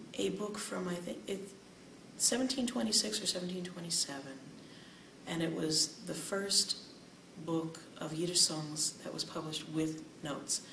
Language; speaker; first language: English; native; English